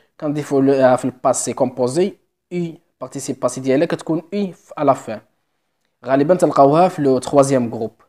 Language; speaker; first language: French; non-native, local second language; Arabic